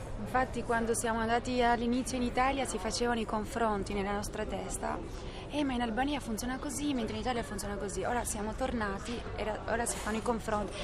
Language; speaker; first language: Italian; non-native, fluent; Albanian